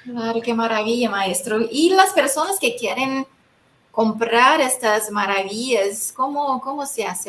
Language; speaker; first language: Spanish; non-native, fluent; Portuguese